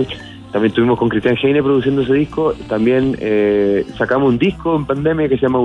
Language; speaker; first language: Spanish; native; Spanish